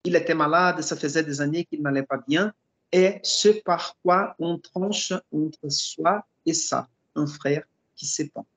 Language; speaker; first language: French; non-native, fluent; Portuguese